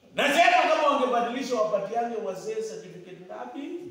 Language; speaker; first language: English; non-native, local second language; Swahili